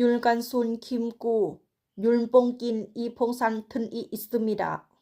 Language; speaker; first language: Korean; non-native, learner; Thai